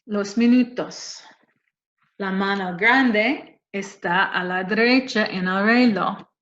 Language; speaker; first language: Spanish; non-native, fluent; English